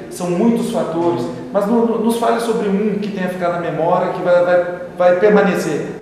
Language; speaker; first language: Portuguese; native; Portuguese